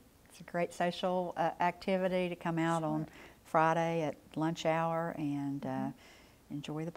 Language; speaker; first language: English; native; English